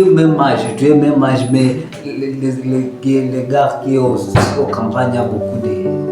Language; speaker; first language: French; non-native, learner; Kalenjin